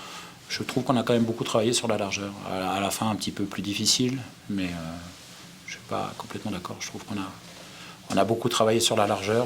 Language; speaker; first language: French; native; French